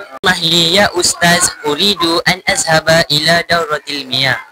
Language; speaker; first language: Arabic; non-native, learner; Malay